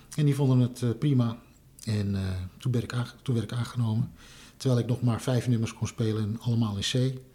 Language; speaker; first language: Dutch; native; Dutch